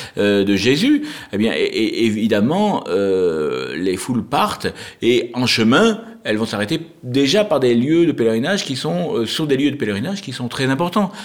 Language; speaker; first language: French; native; French